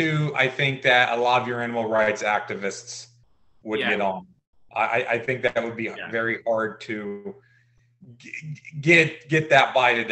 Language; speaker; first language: English; native; English